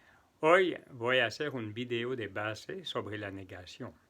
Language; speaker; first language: Spanish; non-native, fluent; French